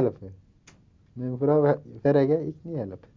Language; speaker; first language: Dutch; non-native, learner; Turkish